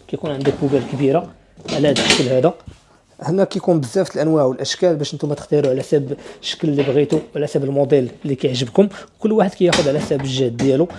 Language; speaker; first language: Arabic; native; Arabic